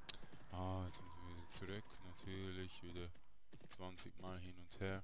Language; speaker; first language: German; native; German